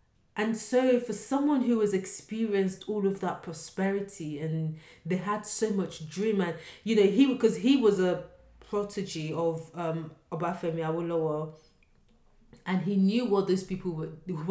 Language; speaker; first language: English; non-native, local second language; Yoruba